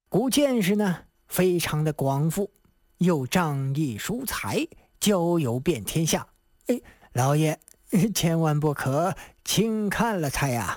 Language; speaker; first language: Chinese; native; Chinese